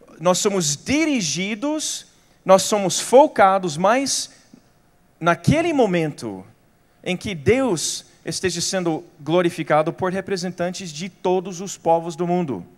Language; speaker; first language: Portuguese; non-native, fluent; English